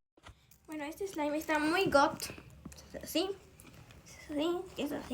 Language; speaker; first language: Spanish; native; Spanish